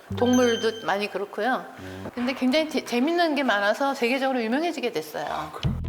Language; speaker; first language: Korean; native; Korean